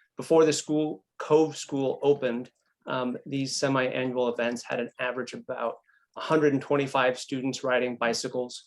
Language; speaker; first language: English; native; English